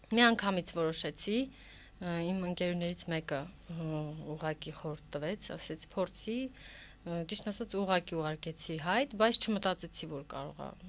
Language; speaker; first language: Armenian; early bilingual, heritage; Armenian